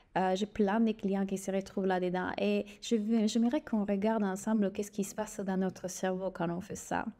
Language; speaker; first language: French; native; French